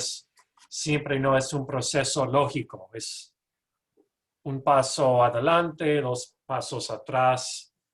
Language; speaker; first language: Spanish; non-native, fluent; English